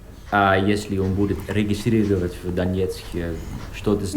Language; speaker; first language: Russian; non-native, fluent; Dutch